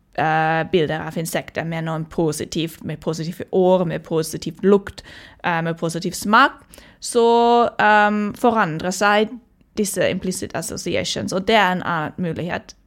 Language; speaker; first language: Norwegian; non-native, fluent; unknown